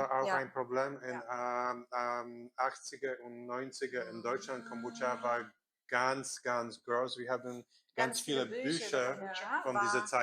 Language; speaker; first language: German; non-native, learner; Korean